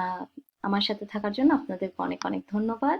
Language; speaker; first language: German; non-native, fluent; Bangla